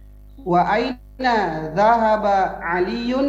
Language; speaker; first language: Arabic; non-native, learner; Indonesian